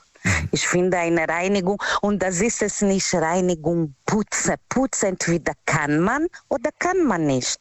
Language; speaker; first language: German; non-native, learner; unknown